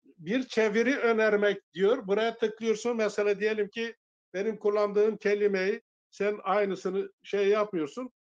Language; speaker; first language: Turkish; non-native, local second language; Zaza